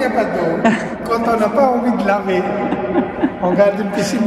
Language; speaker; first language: French; non-native, fluent; Hindi